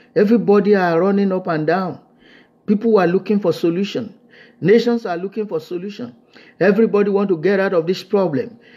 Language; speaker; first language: English; non-native, local second language; Yoruba